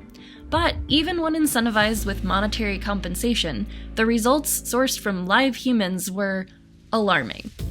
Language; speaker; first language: English; native; English